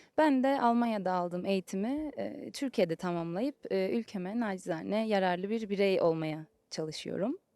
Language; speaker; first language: Turkish; early bilingual, heritage; Turkish